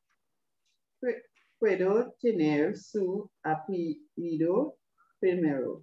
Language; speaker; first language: Spanish; non-native, learner; English